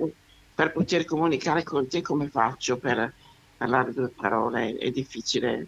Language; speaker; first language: Italian; native; Italian